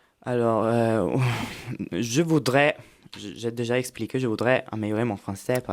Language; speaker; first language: French; non-native, fluent; Italian